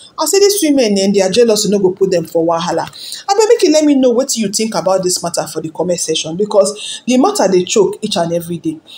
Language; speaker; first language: Nigerian Pidgin; non-native, local second language; Yoruba